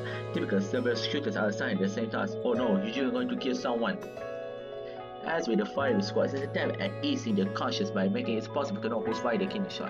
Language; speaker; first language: English; non-native, local second language; Malay